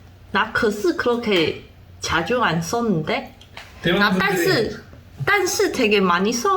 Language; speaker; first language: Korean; non-native, fluent; Chinese